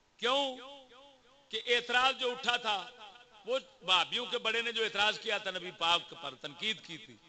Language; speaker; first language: Urdu; non-native, local second language; Punjabi